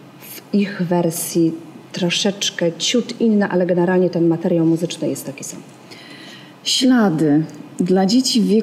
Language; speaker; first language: Polish; native; Polish